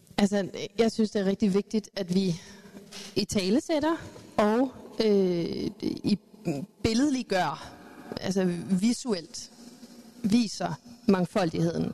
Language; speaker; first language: Danish; early bilingual, other home language; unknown